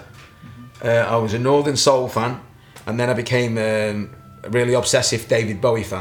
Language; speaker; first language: English; native; English